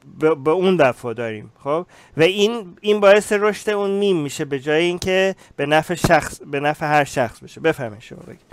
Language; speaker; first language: Persian; early bilingual, heritage; Persian